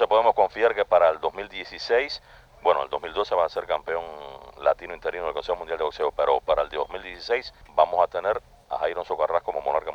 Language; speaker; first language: Spanish; native; Spanish